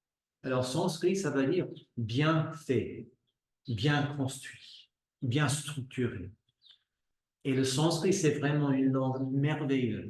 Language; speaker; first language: French; non-native, fluent; English